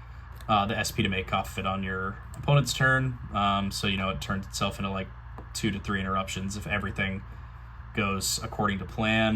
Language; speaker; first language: English; native; English